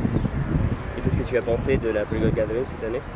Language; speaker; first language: French; native; French